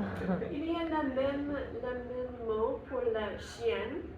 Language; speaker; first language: French; non-native, learner; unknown